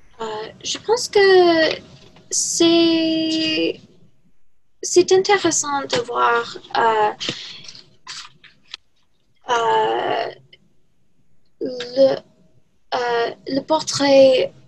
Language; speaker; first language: French; non-native, learner; English